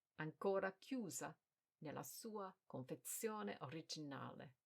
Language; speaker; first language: Italian; non-native, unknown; English